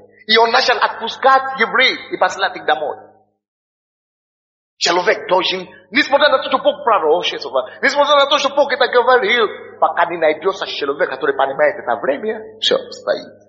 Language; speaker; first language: Russian; non-native, fluent; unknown